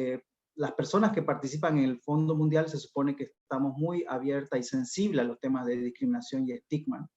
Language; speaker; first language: Spanish; native; Spanish